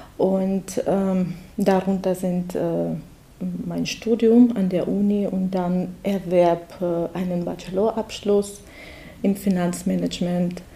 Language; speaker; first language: German; non-native, learner; Russian